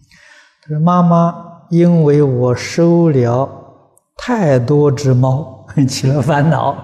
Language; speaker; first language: Chinese; native; Chinese